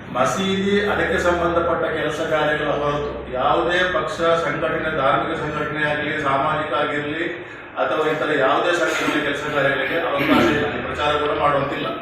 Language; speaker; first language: Kannada; non-native, local second language; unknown